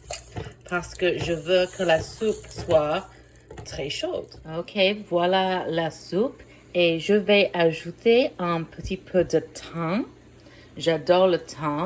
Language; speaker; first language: French; non-native, fluent; English